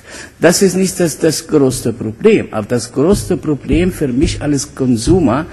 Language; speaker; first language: German; non-native, fluent; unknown